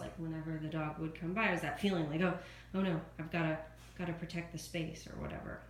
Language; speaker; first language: English; native; English